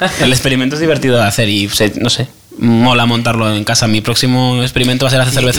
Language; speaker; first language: Spanish; native; Spanish